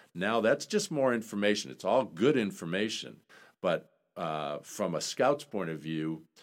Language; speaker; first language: English; native; English